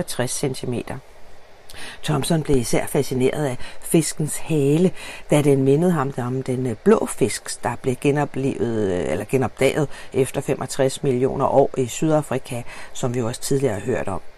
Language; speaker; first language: Danish; native; Danish